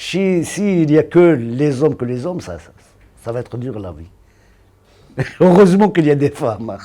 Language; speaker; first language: French; non-native, fluent; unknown